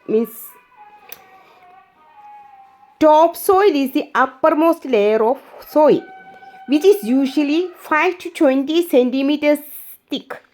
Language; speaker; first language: English; non-native, local second language; Malayalam